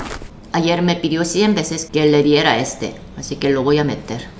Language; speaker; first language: Spanish; non-native, fluent; Korean